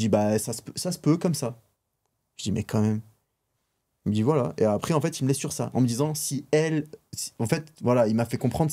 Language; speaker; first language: French; native; French